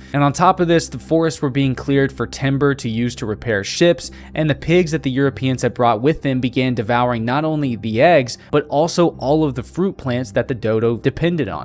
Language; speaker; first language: English; native; English